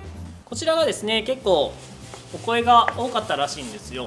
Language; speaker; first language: Japanese; native; Japanese